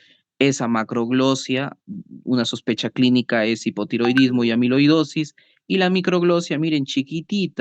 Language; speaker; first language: Spanish; native; Spanish